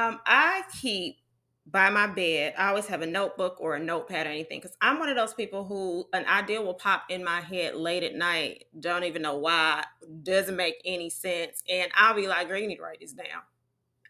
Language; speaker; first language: English; native; English